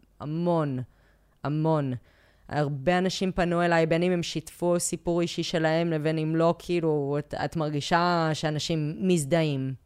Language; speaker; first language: Hebrew; early bilingual, other home language; English